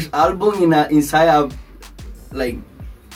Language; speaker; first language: English; non-native, learner; Spanish